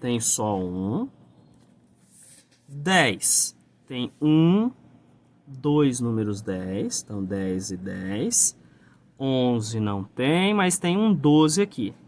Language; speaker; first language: Portuguese; native; Portuguese